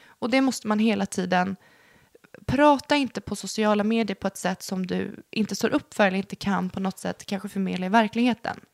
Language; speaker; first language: Swedish; native; Swedish